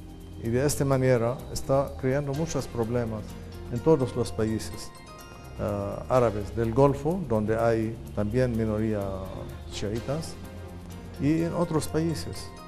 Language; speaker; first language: Spanish; non-native, fluent; Arabic